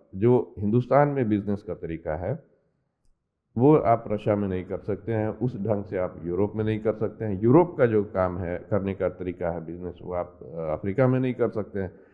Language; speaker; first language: Hindi; native; Hindi